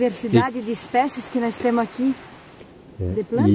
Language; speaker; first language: Portuguese; native; Portuguese